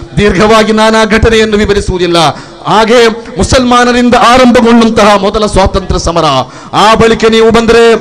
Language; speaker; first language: Kannada; native; Kannada